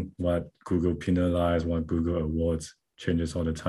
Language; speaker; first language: English; non-native, local second language; Chinese